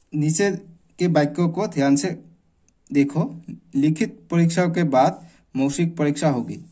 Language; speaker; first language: Hindi; non-native, local second language; Assamese